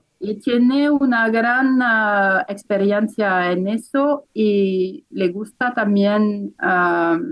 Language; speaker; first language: Spanish; non-native, fluent; French